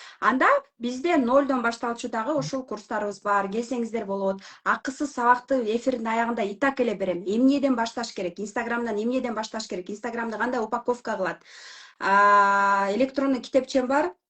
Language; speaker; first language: Kyrgyz; non-native, local second language; Russian